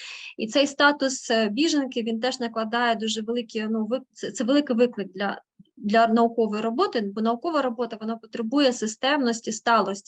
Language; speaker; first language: Ukrainian; native; Ukrainian